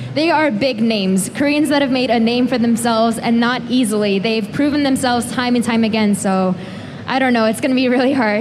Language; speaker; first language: English; early bilingual, other home language; Korean